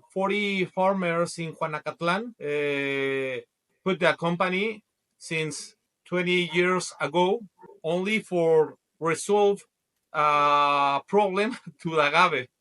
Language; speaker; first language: English; non-native, learner; Spanish